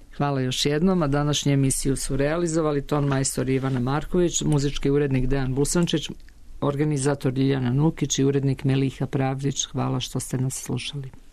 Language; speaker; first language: Serbian; native; Serbian